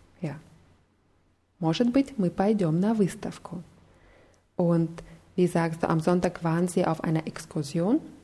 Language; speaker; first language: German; non-native, fluent; Russian